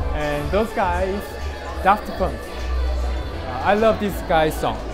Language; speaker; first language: English; non-native, learner; Korean